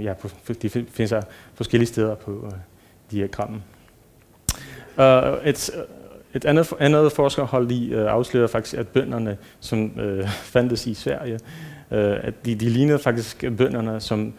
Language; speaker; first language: Danish; non-native, fluent; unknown